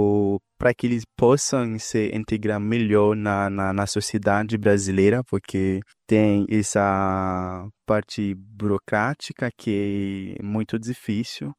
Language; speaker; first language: Portuguese; non-native, fluent; Haitian Creole